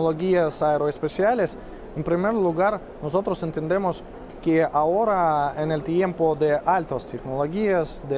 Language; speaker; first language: Spanish; non-native, fluent; Russian